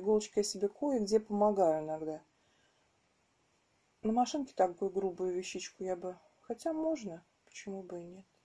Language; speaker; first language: Russian; native; Russian